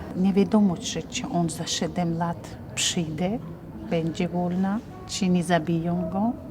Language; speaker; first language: Polish; non-native, learner; Tajik